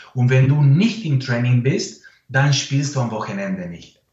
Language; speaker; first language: German; non-native, fluent; Spanish